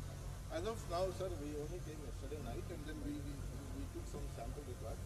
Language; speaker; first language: English; non-native, local second language; Telugu